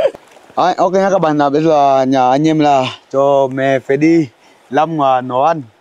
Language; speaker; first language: Vietnamese; non-native, learner; Portuguese